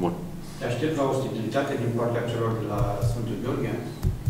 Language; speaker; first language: Romanian; native; Romanian